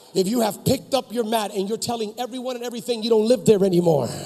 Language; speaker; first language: English; early bilingual, other home language; Spanish